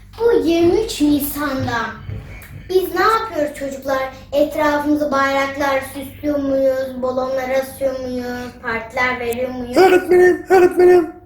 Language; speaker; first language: Turkish; early bilingual, heritage; Turkish